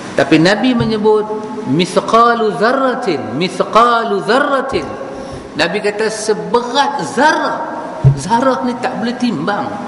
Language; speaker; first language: Malay; native; Malay